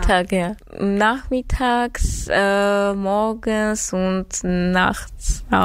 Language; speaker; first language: German; non-native, learner; Armenian